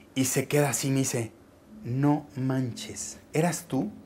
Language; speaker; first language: Spanish; native; Spanish